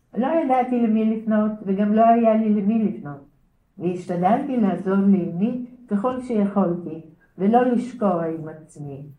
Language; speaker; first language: Hebrew; early bilingual, other home language; Bulgarian